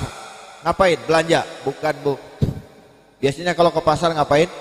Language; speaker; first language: Indonesian; native; Indonesian